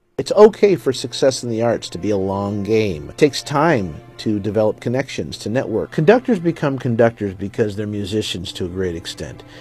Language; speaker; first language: English; native; English